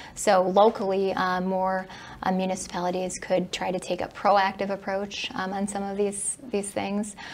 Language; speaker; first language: English; native; English